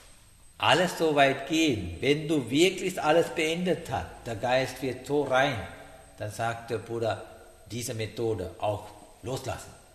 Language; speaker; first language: German; non-native, learner; Sinhala